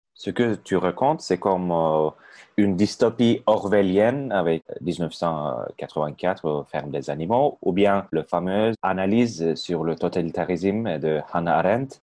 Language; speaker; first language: French; non-native, fluent; Turkish